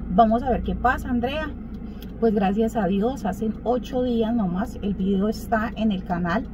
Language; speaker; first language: Spanish; native; Spanish